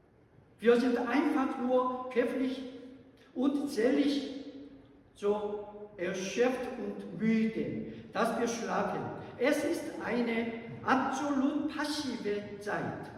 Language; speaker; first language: German; non-native, learner; Korean